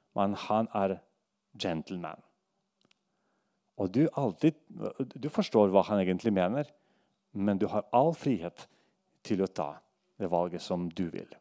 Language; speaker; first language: Norwegian; non-native, fluent; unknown